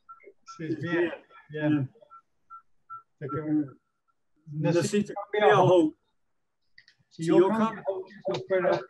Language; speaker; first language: Spanish; non-native, learner; English